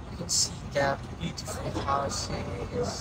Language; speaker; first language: English; non-native, local second language; Urdu